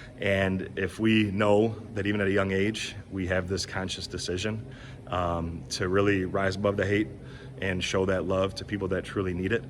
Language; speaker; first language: English; native; English